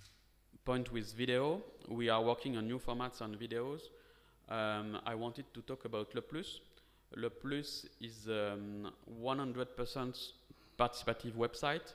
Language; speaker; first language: English; non-native, fluent; French